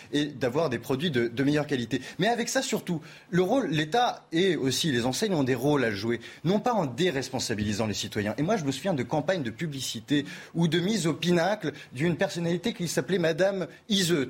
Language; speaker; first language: French; native; French